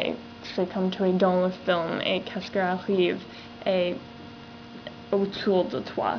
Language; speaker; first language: French; non-native, learner; English